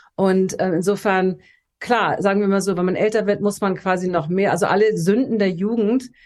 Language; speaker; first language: German; native; German